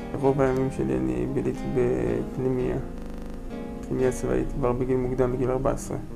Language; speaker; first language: Hebrew; native; Hebrew